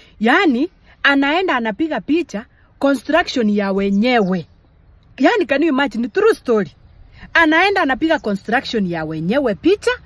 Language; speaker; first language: Swahili; non-native, local second language; Gusii